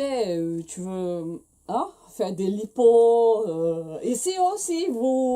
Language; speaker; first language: French; non-native, fluent; Portuguese